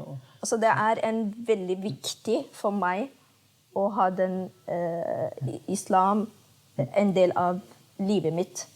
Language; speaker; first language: Norwegian; non-native, fluent; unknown